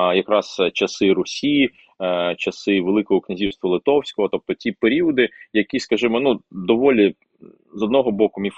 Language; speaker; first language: Ukrainian; non-native, local second language; Russian